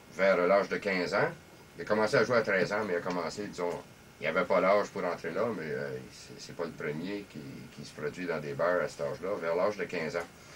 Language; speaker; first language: French; non-native, local second language; English